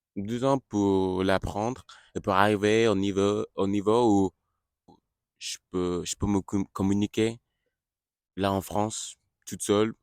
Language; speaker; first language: French; non-native, learner; English